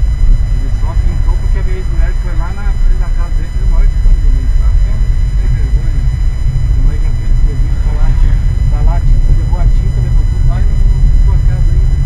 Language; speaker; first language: Portuguese; native; Portuguese